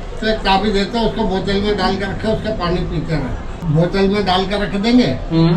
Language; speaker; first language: Hindi; native; Hindi